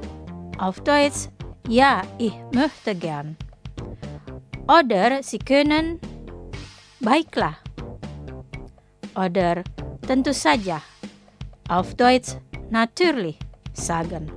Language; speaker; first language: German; non-native, fluent; Indonesian